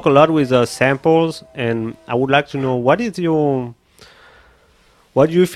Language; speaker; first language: English; non-native, fluent; French